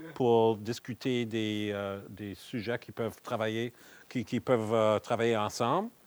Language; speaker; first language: French; native; French